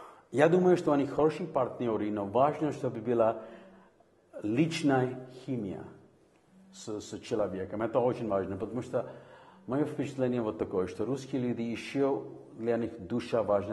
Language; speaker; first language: Russian; non-native, fluent; Hindi